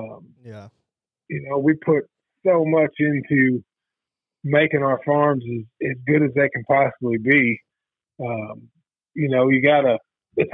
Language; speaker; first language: English; native; English